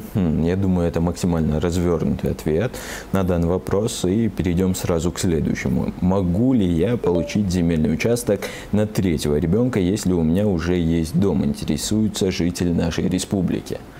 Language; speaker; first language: Russian; native; Russian